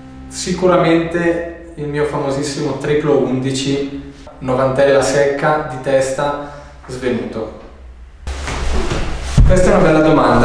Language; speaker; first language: Italian; native; Italian